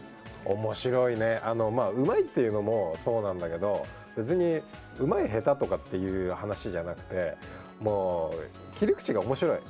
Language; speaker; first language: Japanese; native; Japanese